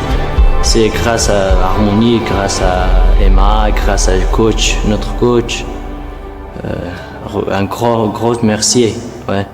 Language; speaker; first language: French; non-native, learner; Persian